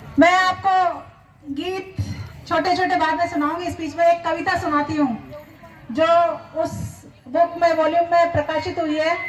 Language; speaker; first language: Hindi; non-native, local second language; Rajasthani